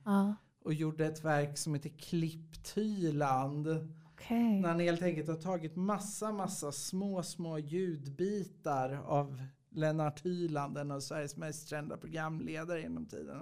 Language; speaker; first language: Swedish; native; Swedish